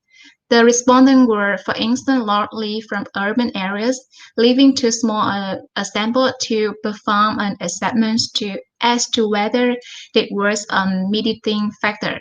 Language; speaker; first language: English; non-native, fluent; Vietnamese